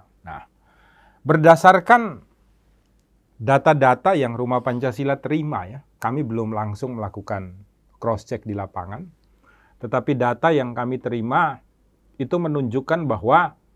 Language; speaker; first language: Indonesian; native; Indonesian